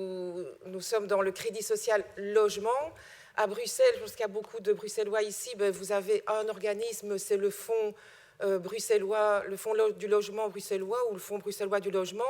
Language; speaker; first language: French; native; French